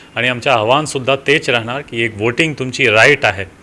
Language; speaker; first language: Marathi; non-native, local second language; Hindi